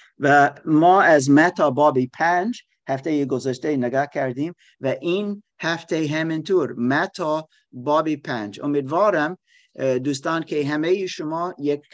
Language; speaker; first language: Persian; non-native, learner; German